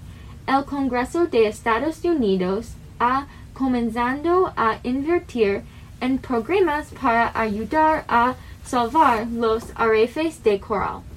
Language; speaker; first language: Spanish; non-native, learner; English